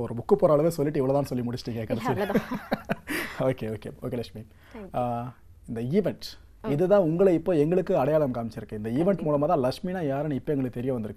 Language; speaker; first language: Tamil; native; Tamil